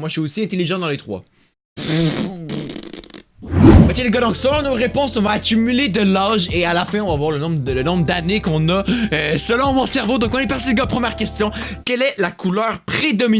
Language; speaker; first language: French; native; French